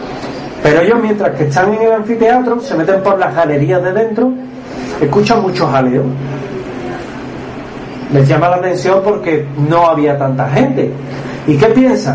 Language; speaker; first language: Spanish; native; Spanish